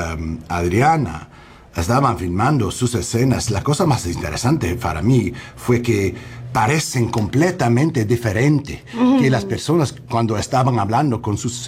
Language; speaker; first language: Spanish; early bilingual, heritage; English